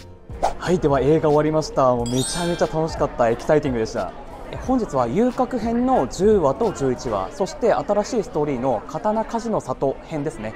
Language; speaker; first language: Japanese; native; Japanese